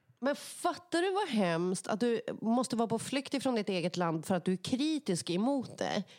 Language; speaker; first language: Swedish; native; Swedish